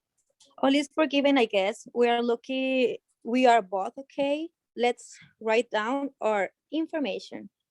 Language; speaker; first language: English; non-native, learner; Spanish